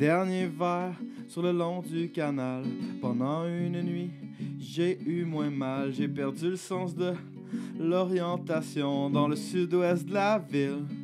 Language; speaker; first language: French; native; French